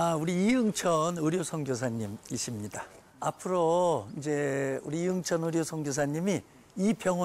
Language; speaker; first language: Korean; native; Korean